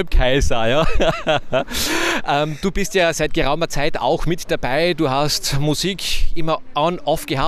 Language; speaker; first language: German; native; German